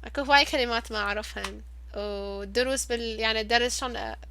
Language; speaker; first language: Arabic; early bilingual, heritage; Arabic